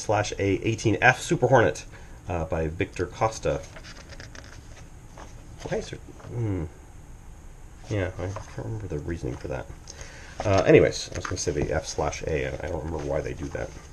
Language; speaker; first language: English; native; English